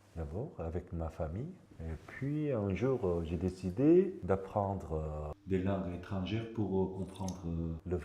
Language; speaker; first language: French; non-native, learner; Korean